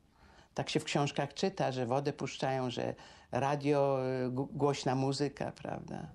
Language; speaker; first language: Polish; native; Polish